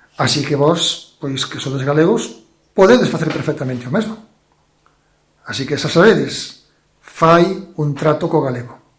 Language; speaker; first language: Galician; native; Galician